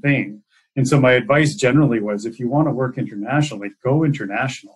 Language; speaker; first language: English; native; English